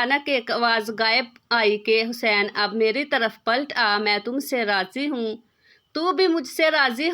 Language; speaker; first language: Urdu; native; Urdu